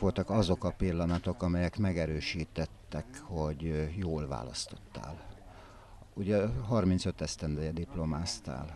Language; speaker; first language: Hungarian; native; Hungarian